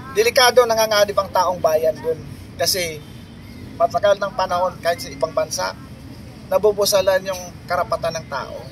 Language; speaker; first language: Filipino; native; Filipino